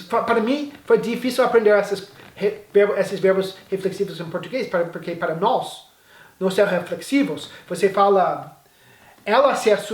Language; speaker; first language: Portuguese; non-native, fluent; English